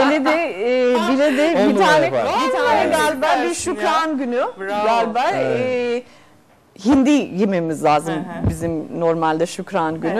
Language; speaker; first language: Turkish; non-native, fluent; Spanish